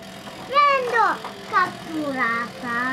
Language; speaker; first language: Italian; early bilingual, heritage; Italian